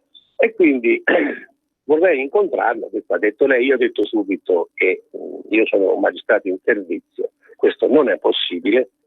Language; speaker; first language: Italian; native; Italian